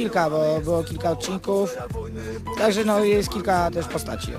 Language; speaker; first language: Polish; native; Polish